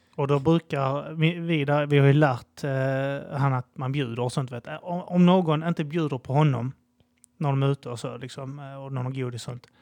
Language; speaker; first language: Swedish; native; Swedish